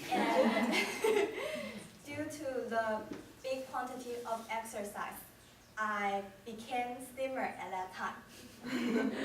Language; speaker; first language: English; non-native, fluent; Chinese